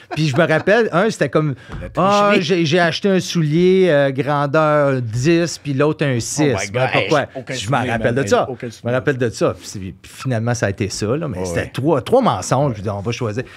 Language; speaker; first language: French; native; French